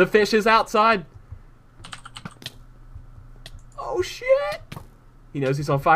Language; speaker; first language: English; native; English